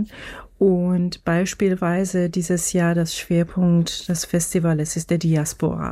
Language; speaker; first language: German; non-native, fluent; Persian